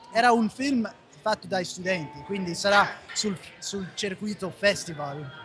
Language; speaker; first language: Italian; non-native, fluent; English